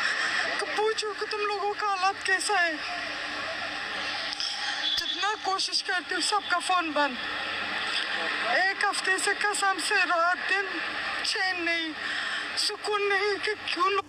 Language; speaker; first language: Hindi; non-native, fluent; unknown